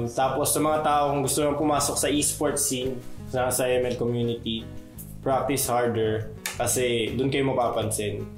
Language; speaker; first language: Filipino; native; Filipino